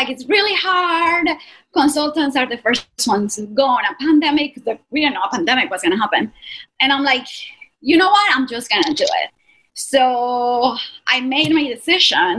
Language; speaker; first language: English; non-native, fluent; Spanish